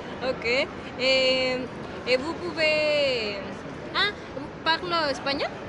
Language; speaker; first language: French; non-native, learner; Spanish